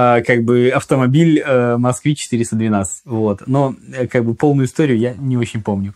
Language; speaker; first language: Russian; native; Russian